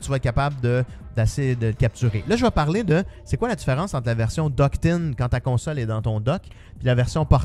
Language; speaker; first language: French; native; French